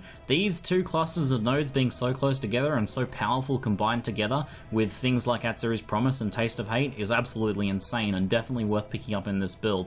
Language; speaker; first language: English; native; English